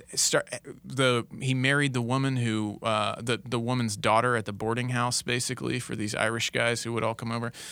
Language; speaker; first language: English; native; English